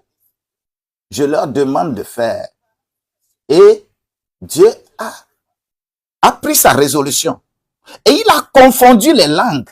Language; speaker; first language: French; non-native, local second language; Ewe